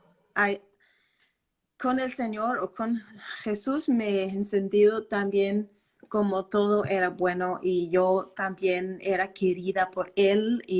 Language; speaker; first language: Spanish; non-native, fluent; Danish